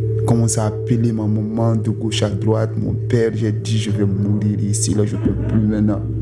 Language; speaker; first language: French; non-native, local second language; Susu